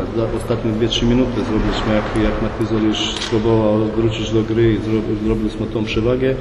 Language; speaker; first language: Polish; non-native, fluent; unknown